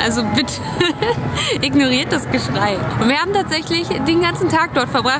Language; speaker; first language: German; native; German